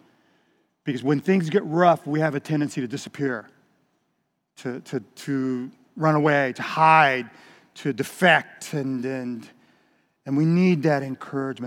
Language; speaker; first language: English; native; English